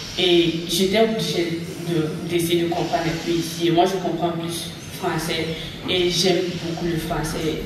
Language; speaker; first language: French; non-native, local second language; Dyula